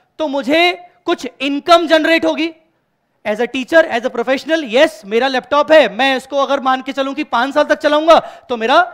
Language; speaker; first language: Hindi; native; Hindi